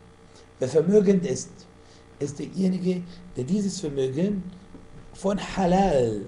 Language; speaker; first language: German; non-native, fluent; Arabic